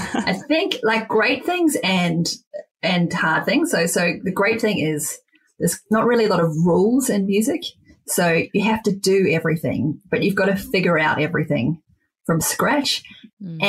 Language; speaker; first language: English; native; English